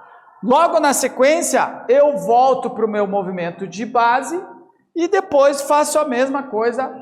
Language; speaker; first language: Portuguese; native; Portuguese